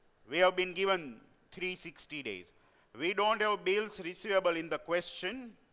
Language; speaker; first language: English; non-native, local second language; Gujarati